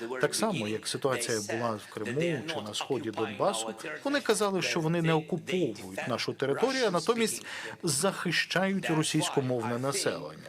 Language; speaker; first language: Ukrainian; non-native, local second language; Russian